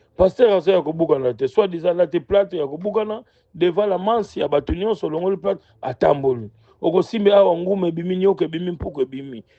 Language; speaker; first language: Lingala; non-native, local second language; Kongo